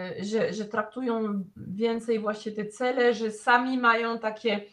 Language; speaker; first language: Polish; non-native, fluent; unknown